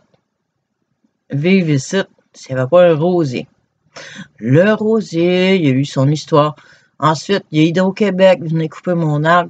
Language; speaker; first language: French; native; French